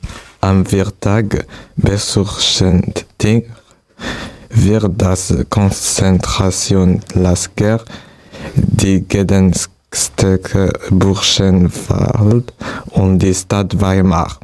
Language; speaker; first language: German; non-native, learner; French